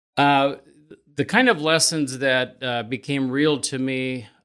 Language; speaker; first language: English; native; English